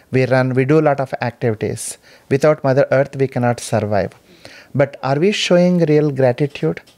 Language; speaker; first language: English; non-native, local second language; Telugu